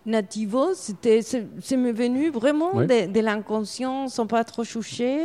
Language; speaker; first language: French; non-native, fluent; Spanish